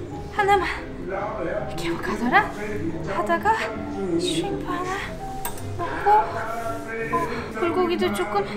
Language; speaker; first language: Korean; non-native, fluent; Turkish